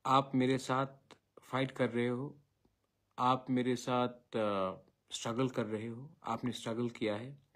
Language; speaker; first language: Hindi; non-native, local second language; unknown